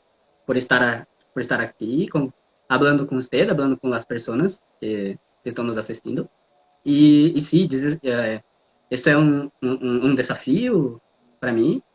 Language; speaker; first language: Spanish; non-native, learner; Portuguese